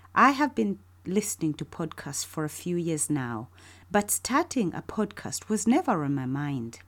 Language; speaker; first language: English; non-native, local second language; Ganda